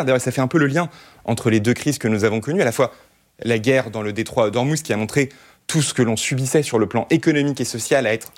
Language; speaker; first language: French; native; French